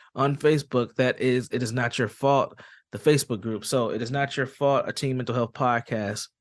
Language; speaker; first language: English; native; English